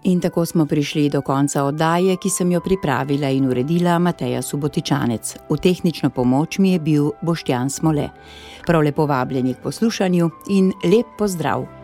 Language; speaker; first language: Slovenian; native; Slovenian